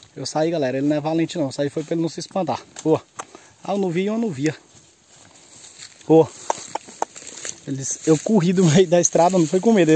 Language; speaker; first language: Portuguese; native; Portuguese